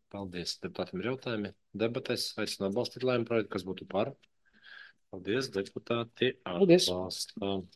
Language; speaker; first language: Latvian; native; Latvian